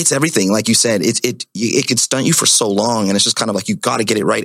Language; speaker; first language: English; native; English